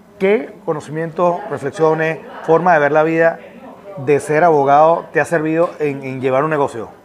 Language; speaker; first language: Spanish; native; Spanish